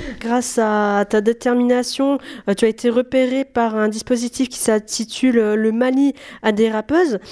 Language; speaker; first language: French; native; French